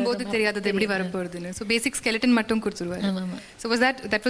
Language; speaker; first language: Tamil; native; Tamil